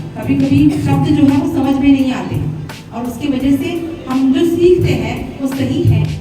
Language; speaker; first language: Hindi; non-native, local second language; Marathi